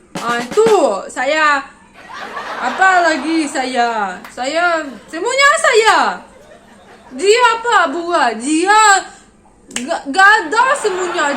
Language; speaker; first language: Indonesian; non-native, learner; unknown